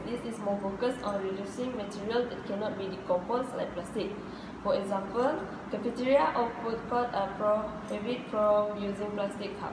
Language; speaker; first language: English; non-native, learner; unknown